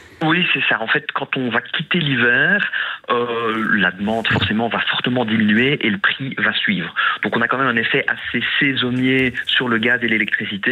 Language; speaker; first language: French; native; French